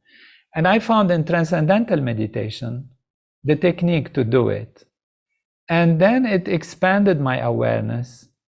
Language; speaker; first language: English; non-native, fluent; Arabic